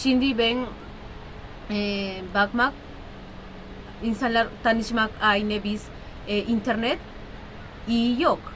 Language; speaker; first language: Turkish; non-native, learner; Spanish